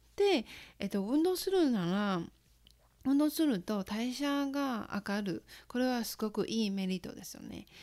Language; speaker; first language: Japanese; non-native, fluent; Chinese